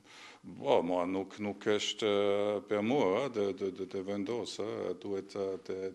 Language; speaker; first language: Albanian; non-native, learner; German